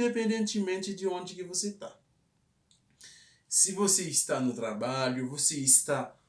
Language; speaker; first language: Portuguese; non-native, fluent; Haitian Creole